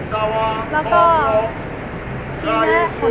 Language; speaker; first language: Thai; native; Thai